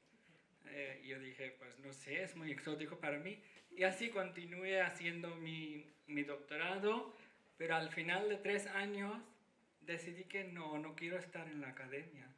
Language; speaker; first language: Spanish; non-native, fluent; Hindi